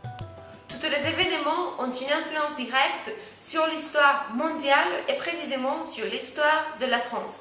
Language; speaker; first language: French; non-native, learner; Spanish